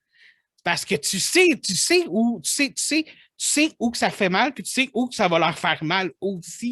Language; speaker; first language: French; native; French